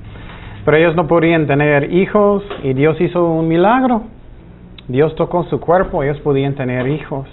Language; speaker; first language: Spanish; non-native, fluent; English